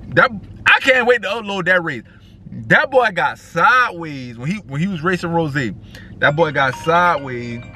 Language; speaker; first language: English; native; English